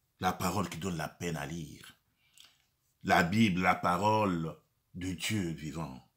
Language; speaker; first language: French; non-native, local second language; Lingala